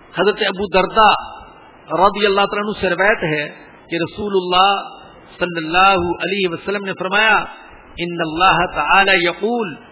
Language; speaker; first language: Urdu; non-native, local second language; Punjabi